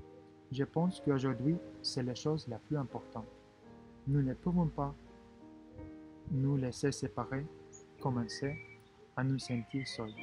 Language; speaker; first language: French; non-native, fluent; Russian